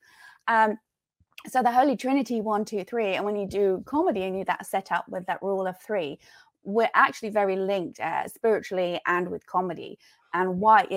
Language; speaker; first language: English; native; English